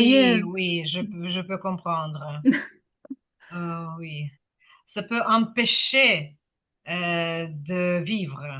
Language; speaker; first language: French; non-native, fluent; Ukrainian